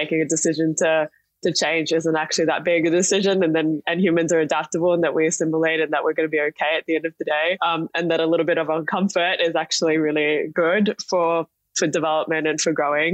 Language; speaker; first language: English; native; English